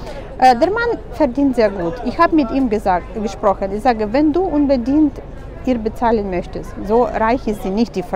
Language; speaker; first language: German; non-native, fluent; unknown